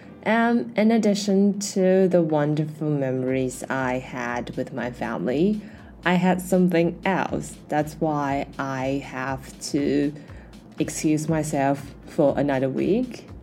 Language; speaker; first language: English; non-native, fluent; Chinese